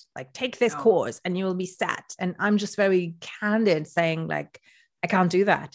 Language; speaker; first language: English; non-native, fluent; Luxembourgish